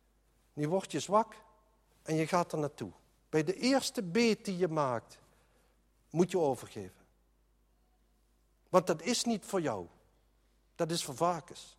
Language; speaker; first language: Dutch; native; Dutch